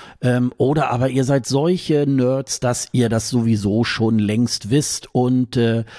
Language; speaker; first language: German; native; German